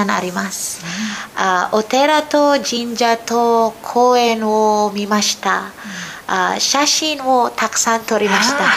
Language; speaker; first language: Japanese; non-native, learner; Filipino